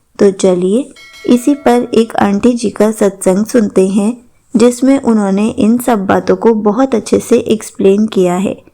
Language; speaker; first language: Hindi; native; Hindi